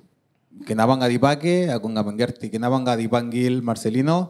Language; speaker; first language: Indonesian; non-native, fluent; Spanish